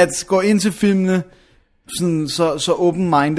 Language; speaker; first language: Danish; native; Danish